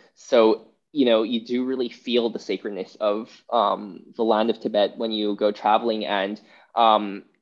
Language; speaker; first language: English; non-native, fluent; Chinese